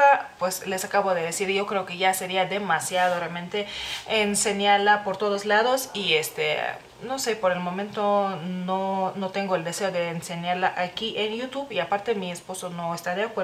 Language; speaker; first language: Spanish; non-native, fluent; Lithuanian